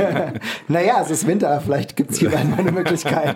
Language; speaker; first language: German; native; German